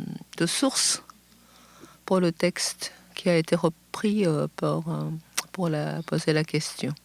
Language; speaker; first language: French; non-native, fluent; Japanese